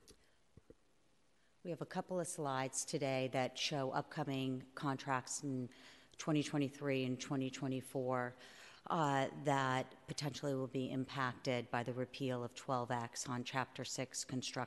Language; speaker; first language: English; native; English